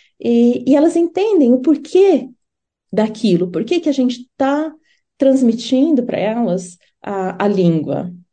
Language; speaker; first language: Portuguese; native; Portuguese